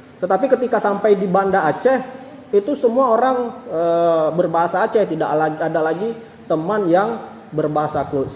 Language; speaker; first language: Indonesian; non-native, local second language; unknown